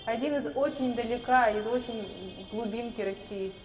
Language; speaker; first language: Russian; native; Russian